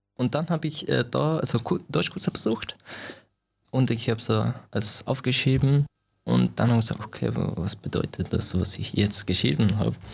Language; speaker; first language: German; non-native, fluent; Persian